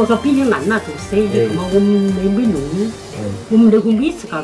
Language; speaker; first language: Chinese; native; Chinese